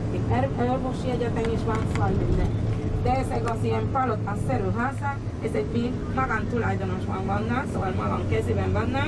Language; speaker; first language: Hungarian; non-native, fluent; Spanish